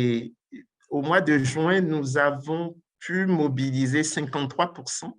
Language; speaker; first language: French; non-native, local second language; Ewe